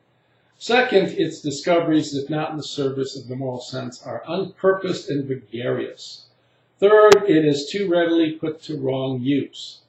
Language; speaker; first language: English; native; English